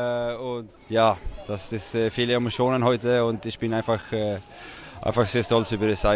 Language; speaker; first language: German; non-native, fluent; Swedish